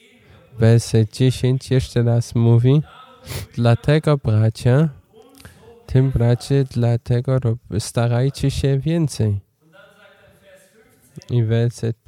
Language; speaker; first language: Polish; non-native, learner; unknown